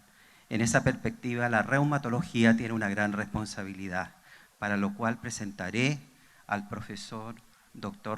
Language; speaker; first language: Spanish; native; Spanish